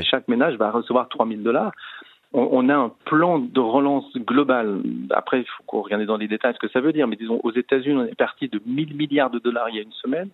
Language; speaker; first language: French; native; French